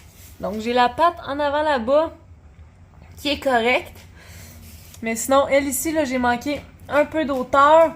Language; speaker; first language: French; native; French